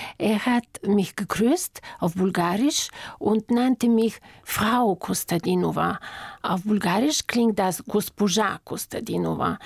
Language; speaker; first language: German; non-native, fluent; Bulgarian